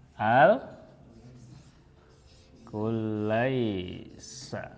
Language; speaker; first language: Arabic; non-native, fluent; Indonesian